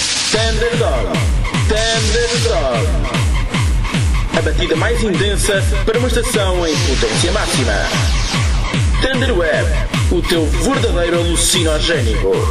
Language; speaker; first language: Portuguese; native; Portuguese